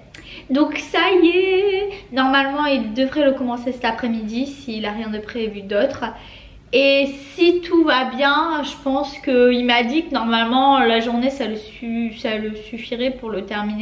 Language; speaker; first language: French; native; French